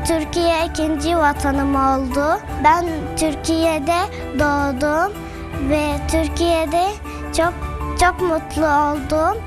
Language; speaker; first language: Turkish; early bilingual, other home language; Arabic